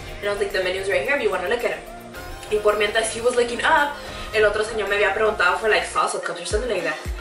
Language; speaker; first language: English; early bilingual, other home language; Spanish